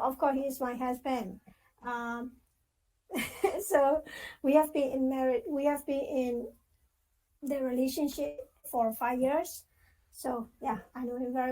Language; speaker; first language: English; non-native, fluent; Burmese